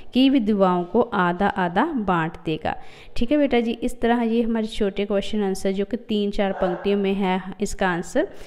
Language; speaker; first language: Hindi; non-native, local second language; Punjabi